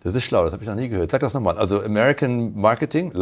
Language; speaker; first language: German; native; German